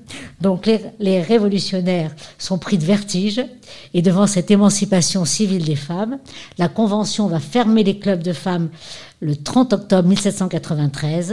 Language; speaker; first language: French; native; French